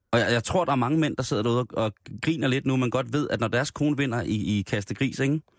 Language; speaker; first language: Danish; native; Danish